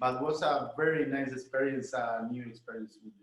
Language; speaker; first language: English; non-native, learner; Spanish